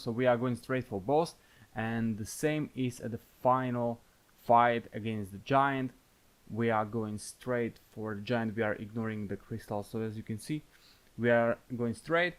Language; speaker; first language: English; non-native, fluent; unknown